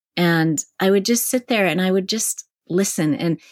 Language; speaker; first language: English; native; English